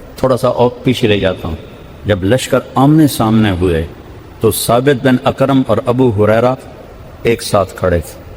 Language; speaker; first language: Urdu; non-native, local second language; Punjabi